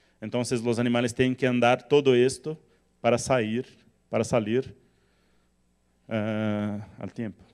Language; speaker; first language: Spanish; non-native, learner; Portuguese